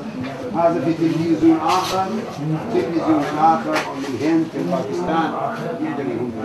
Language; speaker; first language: Arabic; non-native, learner; Urdu